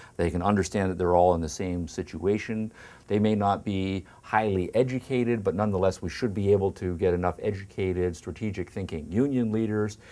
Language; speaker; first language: English; native; English